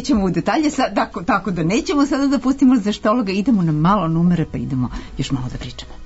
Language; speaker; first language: Serbian; native; Serbian